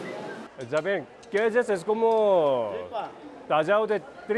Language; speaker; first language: Spanish; non-native, learner; Korean